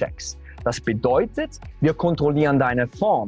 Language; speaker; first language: German; native; German